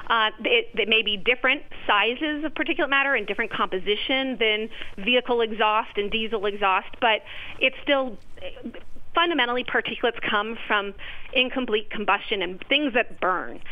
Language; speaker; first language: English; native; English